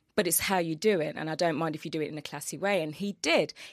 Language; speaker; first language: English; native; English